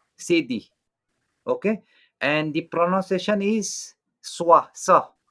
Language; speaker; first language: English; non-native, local second language; French